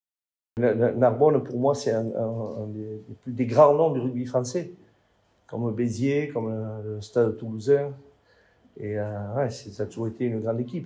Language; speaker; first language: French; native; French